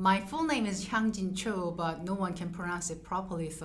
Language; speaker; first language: English; non-native, fluent; Korean